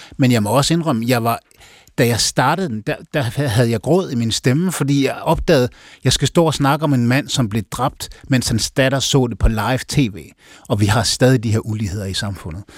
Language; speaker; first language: Danish; native; Danish